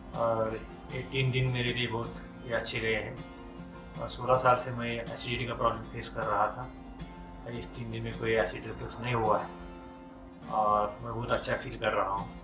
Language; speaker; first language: Hindi; non-native, local second language; Marathi